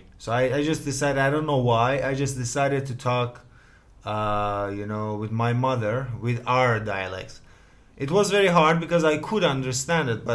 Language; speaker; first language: English; non-native, fluent; Persian